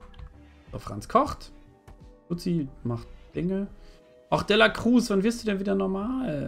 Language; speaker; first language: German; native; German